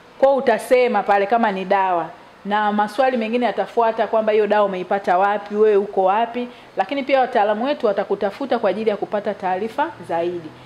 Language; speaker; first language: Swahili; native; Swahili